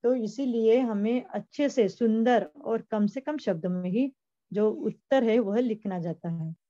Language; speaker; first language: Hindi; non-native, local second language; Marathi